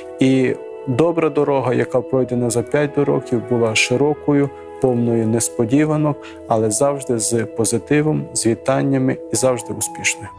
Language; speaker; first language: Ukrainian; native; Ukrainian